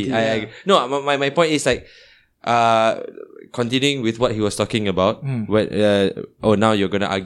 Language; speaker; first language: English; non-native, local second language; Malay